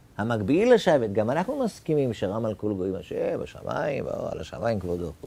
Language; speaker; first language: Hebrew; native; Hebrew